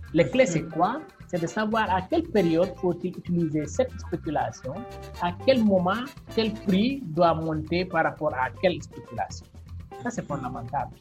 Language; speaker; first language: French; non-native, local second language; Wolof